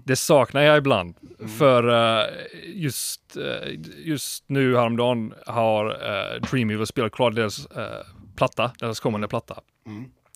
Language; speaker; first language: Swedish; non-native, fluent; English